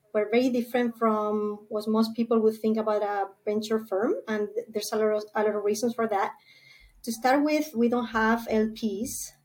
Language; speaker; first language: English; non-native, fluent; Spanish